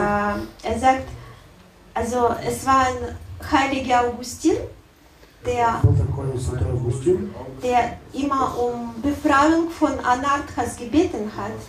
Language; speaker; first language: German; non-native, learner; Russian